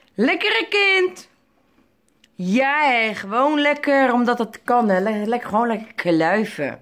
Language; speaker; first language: Dutch; native; Dutch